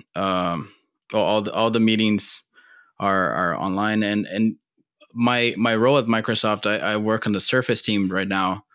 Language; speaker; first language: English; non-native, fluent; Portuguese